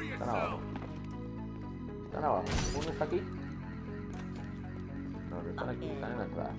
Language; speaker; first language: Spanish; native; Spanish